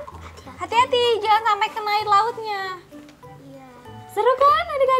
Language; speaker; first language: Indonesian; native; Indonesian